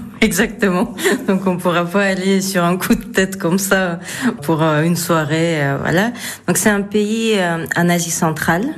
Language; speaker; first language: French; non-native, fluent; Russian